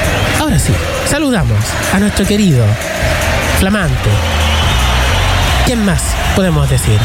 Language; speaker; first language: Spanish; native; Spanish